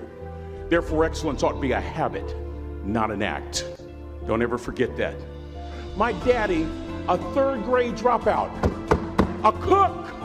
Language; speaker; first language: English; native; English